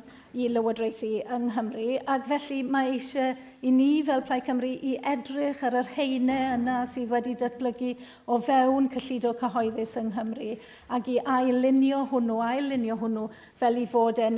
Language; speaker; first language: Welsh; native; Welsh